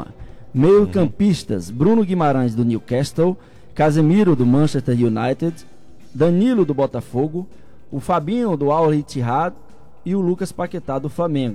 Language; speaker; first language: Portuguese; native; Portuguese